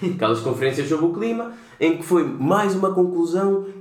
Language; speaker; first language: Portuguese; native; Portuguese